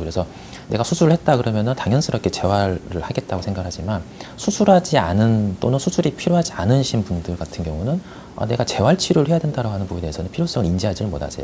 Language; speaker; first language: Korean; native; Korean